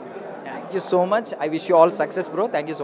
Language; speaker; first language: Telugu; native; Telugu